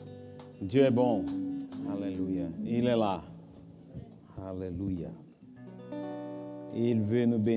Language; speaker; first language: French; non-native, fluent; Portuguese